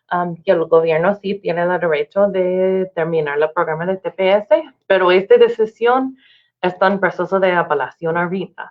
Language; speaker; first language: Spanish; non-native, learner; English